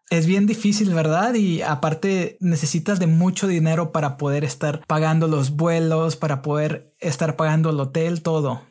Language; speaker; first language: Spanish; native; Spanish